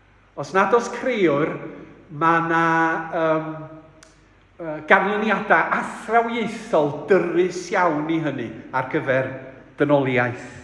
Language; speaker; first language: Welsh; native; Welsh